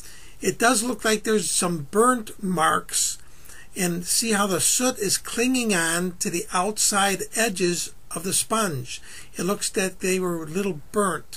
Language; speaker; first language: English; native; English